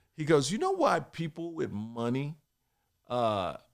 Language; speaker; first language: English; native; English